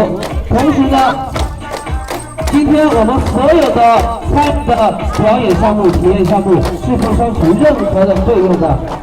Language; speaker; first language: Chinese; native; Chinese